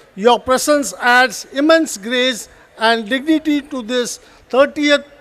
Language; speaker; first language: English; non-native, local second language; Tamil